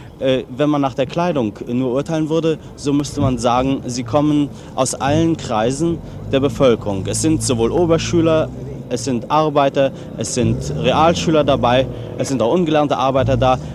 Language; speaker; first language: German; native; German